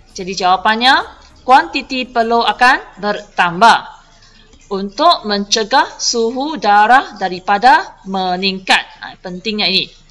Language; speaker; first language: Malay; non-native, local second language; Chinese